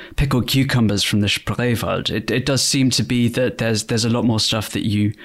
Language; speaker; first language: English; native; English